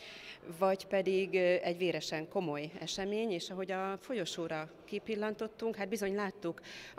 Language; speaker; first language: Hungarian; native; Hungarian